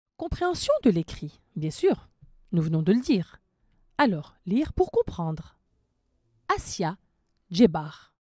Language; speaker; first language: French; non-native, local second language; Arabic